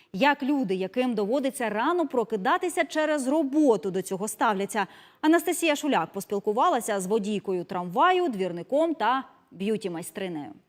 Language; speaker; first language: Ukrainian; native; Ukrainian